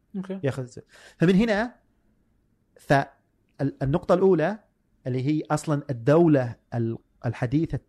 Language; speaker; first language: Arabic; native; Arabic